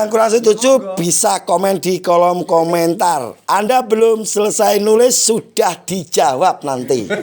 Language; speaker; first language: Indonesian; native; Indonesian